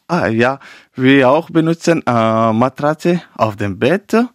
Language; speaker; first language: German; non-native, fluent; Persian